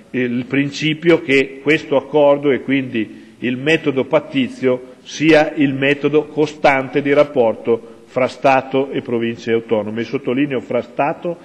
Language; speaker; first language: Italian; native; Italian